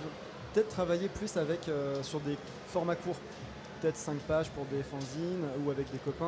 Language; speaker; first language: French; native; French